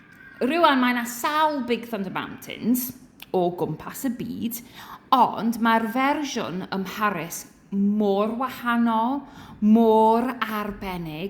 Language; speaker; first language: Welsh; non-native, learner; English